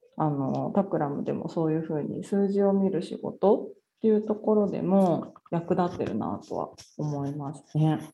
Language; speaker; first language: Japanese; native; Japanese